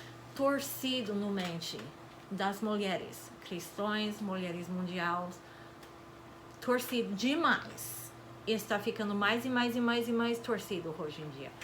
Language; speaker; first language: Portuguese; non-native, fluent; English